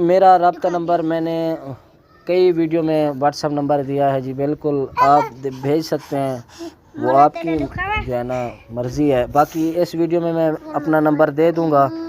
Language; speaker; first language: Urdu; non-native, local second language; Saraiki